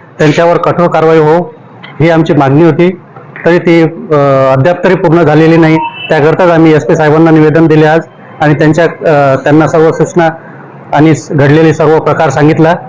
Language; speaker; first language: Marathi; native; Marathi